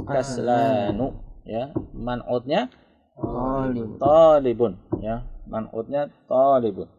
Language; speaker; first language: Indonesian; native; Indonesian